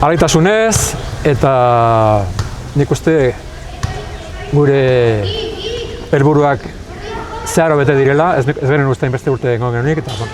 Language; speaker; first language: Basque; native; Basque